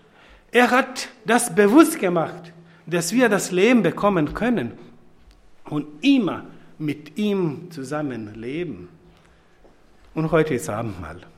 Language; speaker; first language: German; non-native, fluent; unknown